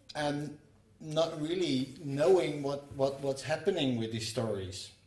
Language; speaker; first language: English; non-native, fluent; Dutch